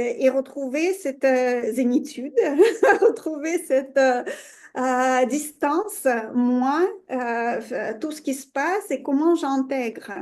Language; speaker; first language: French; non-native, fluent; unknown